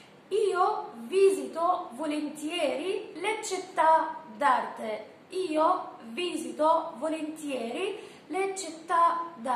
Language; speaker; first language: Italian; non-native, fluent; Arabic